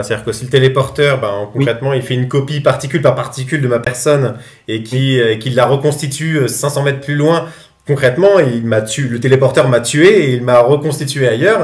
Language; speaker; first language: French; native; French